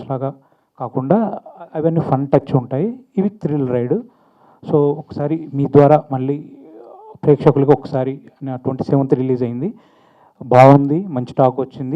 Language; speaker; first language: Telugu; native; Telugu